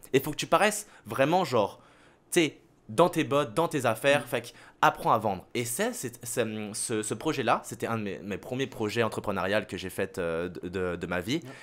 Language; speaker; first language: French; native; French